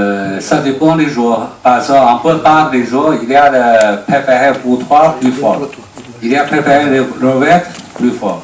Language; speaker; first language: French; non-native, learner; Chinese